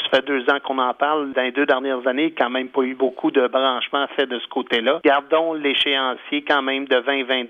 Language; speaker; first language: French; native; French